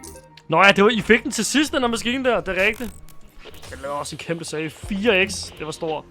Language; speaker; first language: Danish; native; Danish